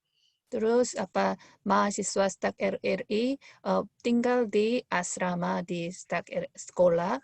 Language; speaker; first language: Indonesian; non-native, fluent; Korean